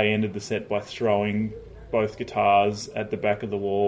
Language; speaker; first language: English; native; English